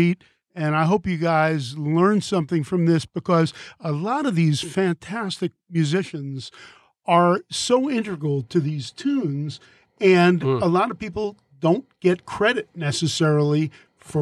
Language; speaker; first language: English; native; English